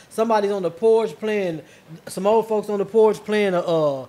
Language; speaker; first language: English; native; English